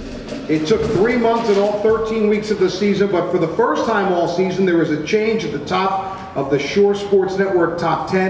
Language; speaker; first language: English; native; English